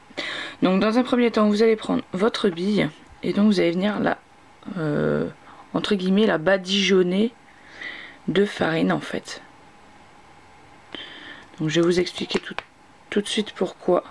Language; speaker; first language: French; native; French